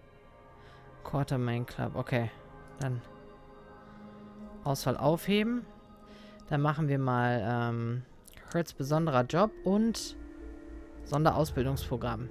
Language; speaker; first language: German; native; German